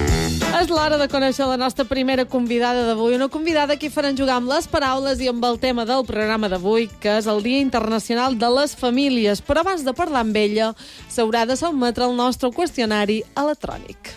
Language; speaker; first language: Catalan; native; Catalan